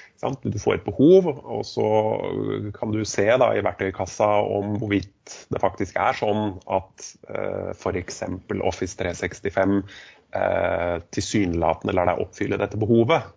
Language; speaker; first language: Norwegian; native; Norwegian